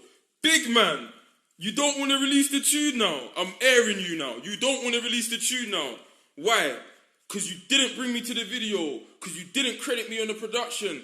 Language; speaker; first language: English; native; English